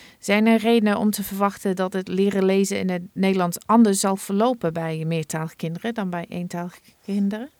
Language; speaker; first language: Dutch; non-native, fluent; English